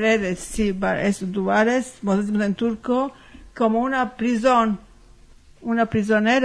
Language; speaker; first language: Spanish; early bilingual, heritage; Ladino